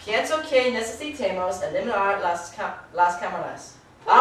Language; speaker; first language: Spanish; non-native, learner; English